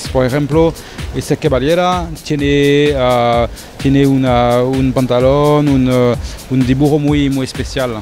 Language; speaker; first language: Spanish; non-native, fluent; French